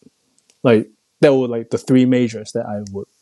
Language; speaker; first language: English; non-native, local second language; Cantonese